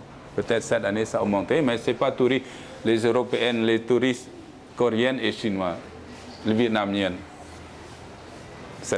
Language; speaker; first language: French; non-native, learner; Khmer